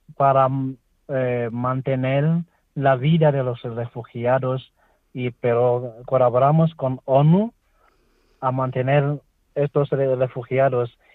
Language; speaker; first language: Spanish; non-native, learner; Swahili